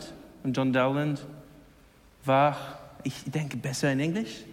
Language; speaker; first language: German; non-native, learner; English